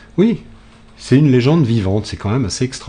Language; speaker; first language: French; native; French